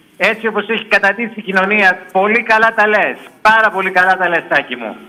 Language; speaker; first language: Greek; native; Greek